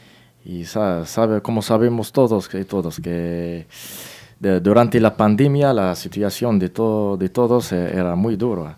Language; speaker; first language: Spanish; non-native, learner; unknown